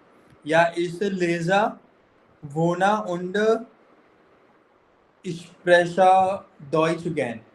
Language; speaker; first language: German; non-native, fluent; Hindi